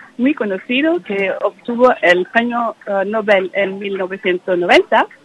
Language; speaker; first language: Spanish; non-native, learner; English